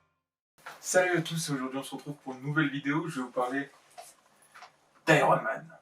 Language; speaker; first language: French; native; French